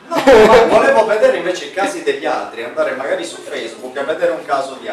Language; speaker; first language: Italian; native; Italian